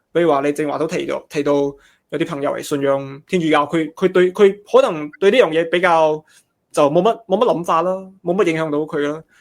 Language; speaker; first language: Cantonese; native; Cantonese